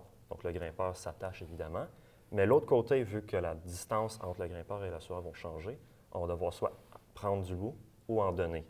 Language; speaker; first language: French; native; French